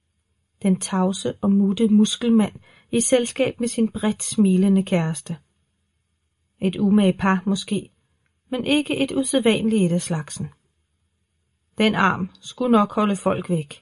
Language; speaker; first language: Danish; native; Danish